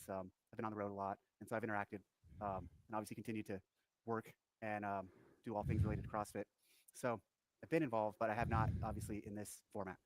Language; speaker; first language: English; native; English